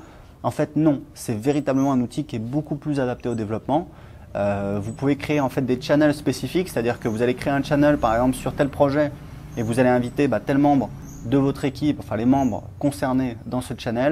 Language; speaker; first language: French; native; French